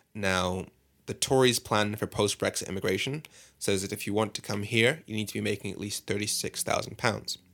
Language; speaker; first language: English; native; English